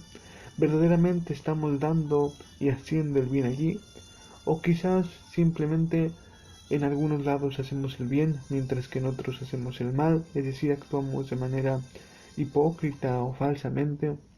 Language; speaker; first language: Spanish; native; Spanish